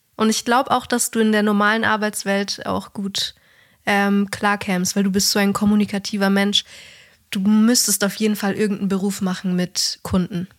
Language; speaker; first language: German; native; German